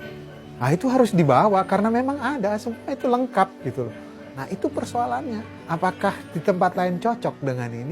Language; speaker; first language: Indonesian; native; Indonesian